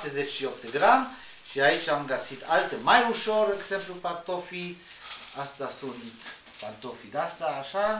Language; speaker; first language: Romanian; non-native, learner; Spanish